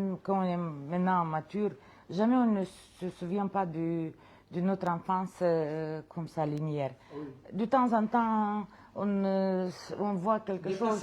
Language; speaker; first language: French; non-native, fluent; Romanian